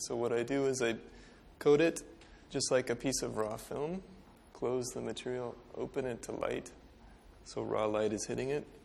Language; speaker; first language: English; native; English